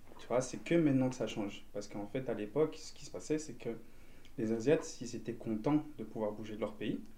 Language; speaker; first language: French; native; French